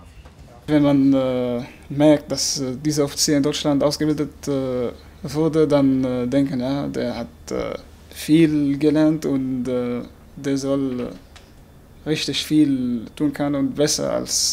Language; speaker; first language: German; non-native, fluent; Arabic